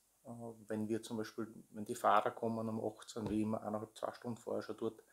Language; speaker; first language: German; native; German